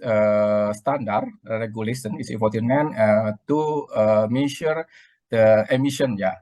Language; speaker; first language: English; non-native, learner; Indonesian